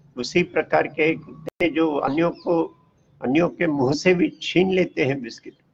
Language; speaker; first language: Hindi; non-native, local second language; Tamil